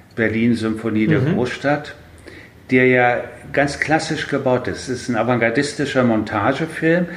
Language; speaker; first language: German; native; German